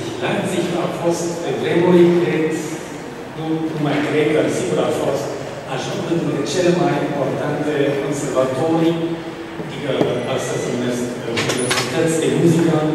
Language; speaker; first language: Romanian; non-native, fluent; German